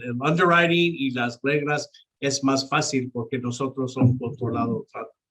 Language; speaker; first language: Spanish; non-native, local second language; English